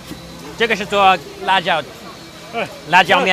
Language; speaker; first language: Chinese; non-native, learner; English